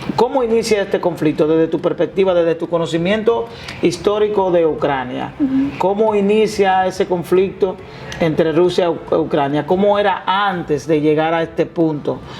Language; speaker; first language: Spanish; native; Spanish